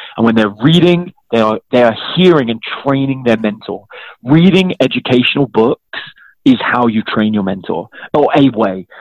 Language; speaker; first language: English; native; English